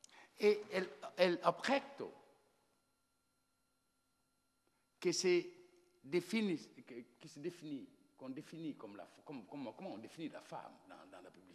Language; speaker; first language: Spanish; non-native, learner; Wolof